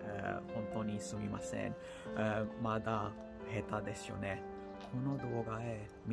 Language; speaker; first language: Japanese; non-native, learner; English